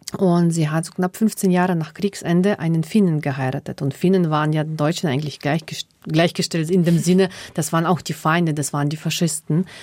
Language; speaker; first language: German; early bilingual, other home language; Russian